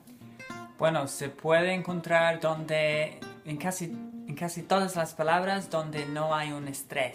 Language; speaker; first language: Spanish; non-native, fluent; English